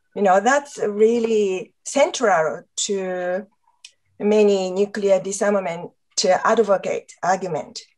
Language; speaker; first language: English; non-native, fluent; Japanese